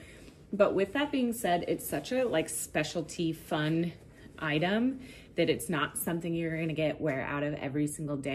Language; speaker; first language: English; native; English